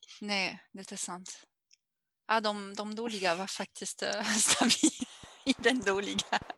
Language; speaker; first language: Swedish; non-native, learner; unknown